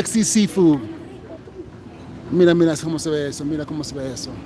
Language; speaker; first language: Spanish; non-native, fluent; English